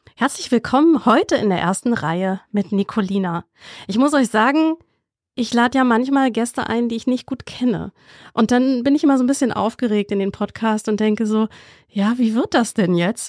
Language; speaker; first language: German; native; German